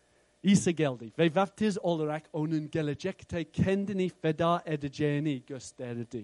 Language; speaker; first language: Turkish; non-native, fluent; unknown